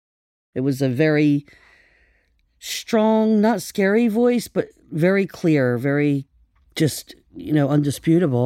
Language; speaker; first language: English; native; English